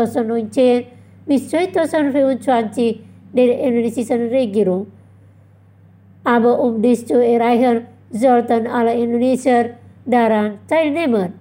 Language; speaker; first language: German; non-native, fluent; Indonesian